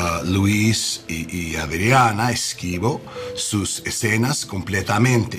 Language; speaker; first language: Spanish; non-native, learner; English